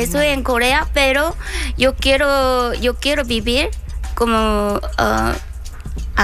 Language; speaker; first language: Spanish; non-native, learner; Korean